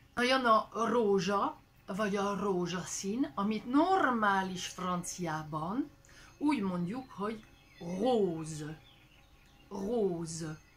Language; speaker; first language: Hungarian; early bilingual, heritage; French